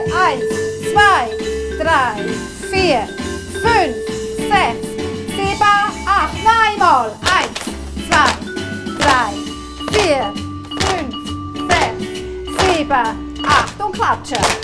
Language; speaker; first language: German; native; German